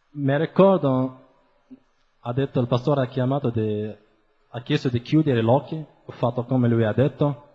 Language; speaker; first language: Italian; non-native, fluent; Arabic